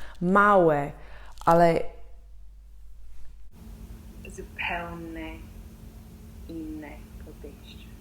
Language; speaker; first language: Polish; non-native, fluent; English